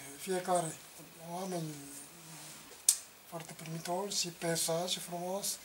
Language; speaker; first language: Romanian; non-native, learner; Japanese